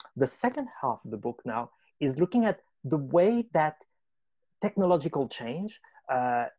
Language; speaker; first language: English; non-native, fluent; French